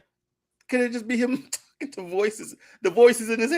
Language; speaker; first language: English; native; English